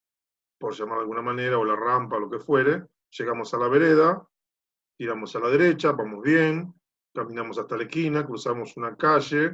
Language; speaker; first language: Spanish; native; Spanish